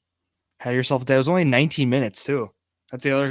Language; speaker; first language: English; native; English